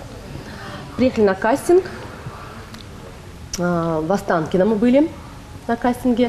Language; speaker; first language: Russian; native; Russian